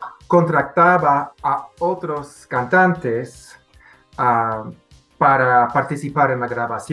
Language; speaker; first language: Spanish; non-native, fluent; English